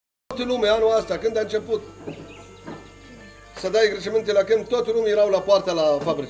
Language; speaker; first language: Romanian; non-native, learner; Arabic